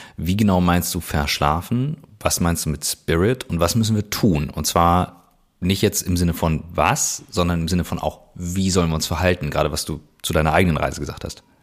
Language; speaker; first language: German; native; German